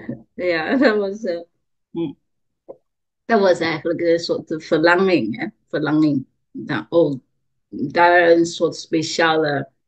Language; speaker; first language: Dutch; non-native, learner; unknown